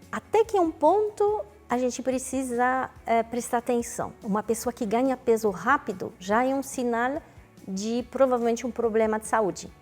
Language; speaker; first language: Portuguese; non-native, fluent; French